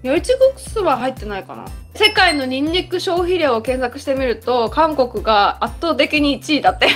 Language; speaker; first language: Japanese; native; Japanese